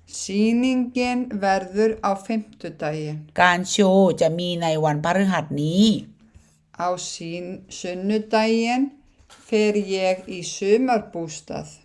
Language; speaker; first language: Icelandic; non-native, fluent; Thai